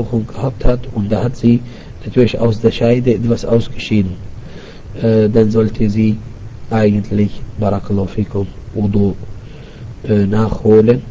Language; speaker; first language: German; non-native, fluent; Arabic